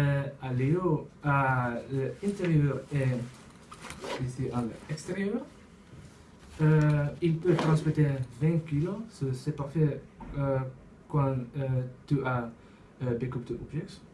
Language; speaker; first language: French; non-native, learner; Dutch